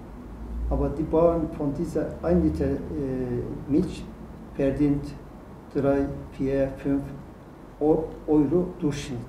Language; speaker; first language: German; non-native, learner; Turkish